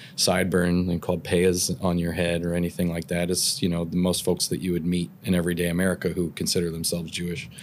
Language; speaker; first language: English; native; English